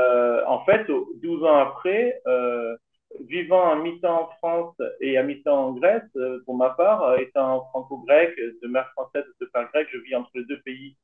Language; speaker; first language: French; native; French